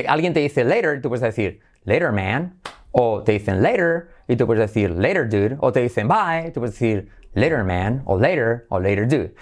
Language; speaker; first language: Spanish; native; Spanish